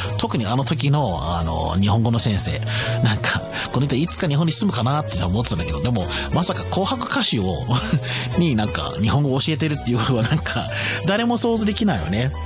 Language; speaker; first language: Japanese; non-native, fluent; English